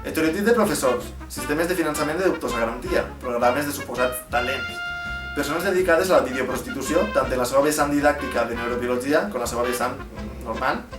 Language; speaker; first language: Catalan; native; Catalan